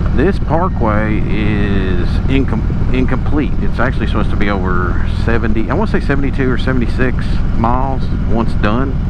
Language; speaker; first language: English; native; English